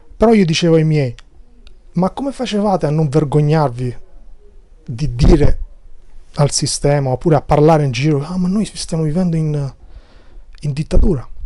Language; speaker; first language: Italian; non-native, fluent; Albanian